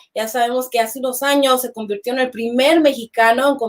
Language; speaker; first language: Spanish; early bilingual, heritage; Spanish